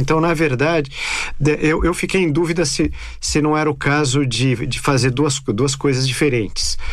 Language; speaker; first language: Portuguese; native; Portuguese